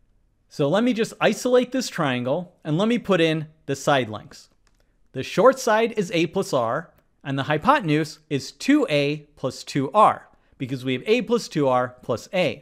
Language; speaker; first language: English; native; English